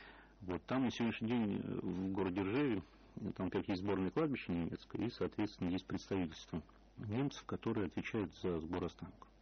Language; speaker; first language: Russian; native; Russian